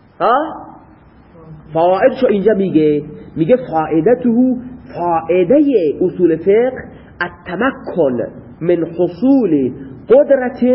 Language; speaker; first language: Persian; non-native, local second language; Baluchi